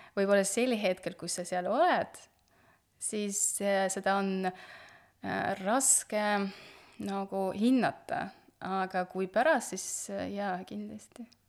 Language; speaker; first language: Estonian; non-native, local second language; Russian